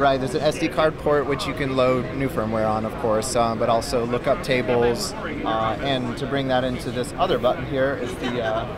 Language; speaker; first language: English; native; English